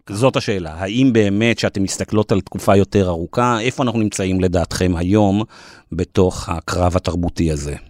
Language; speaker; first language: Hebrew; native; Hebrew